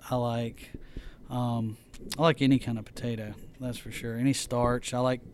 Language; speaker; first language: English; native; English